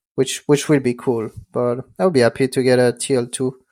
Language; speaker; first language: English; non-native, fluent; French